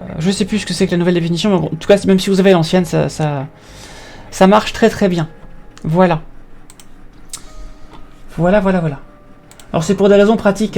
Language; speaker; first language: French; native; French